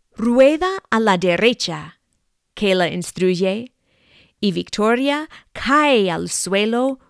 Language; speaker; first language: Spanish; non-native, fluent; English